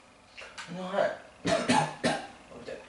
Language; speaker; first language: French; native; French